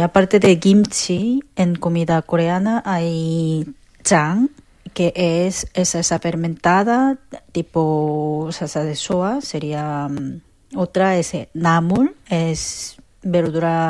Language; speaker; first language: Spanish; non-native, fluent; Korean